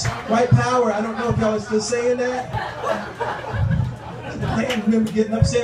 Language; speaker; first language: English; native; English